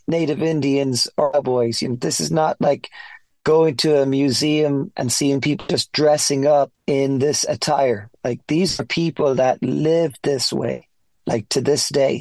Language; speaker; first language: English; native; English